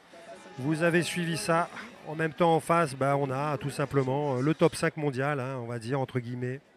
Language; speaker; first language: French; native; French